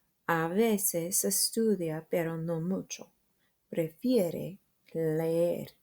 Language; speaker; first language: Spanish; non-native, fluent; English